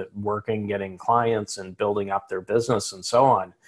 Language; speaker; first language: English; native; English